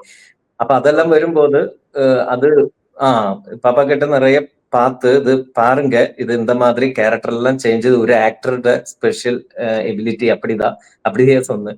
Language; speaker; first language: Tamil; non-native, learner; Malayalam